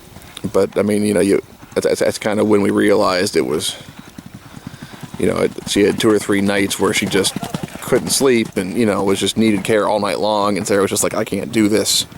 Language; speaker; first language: English; native; English